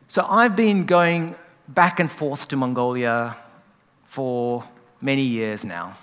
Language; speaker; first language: English; native; English